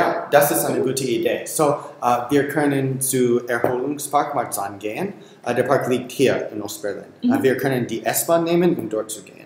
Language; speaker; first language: German; non-native, learner; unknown